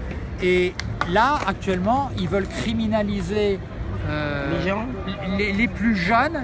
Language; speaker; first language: French; native; French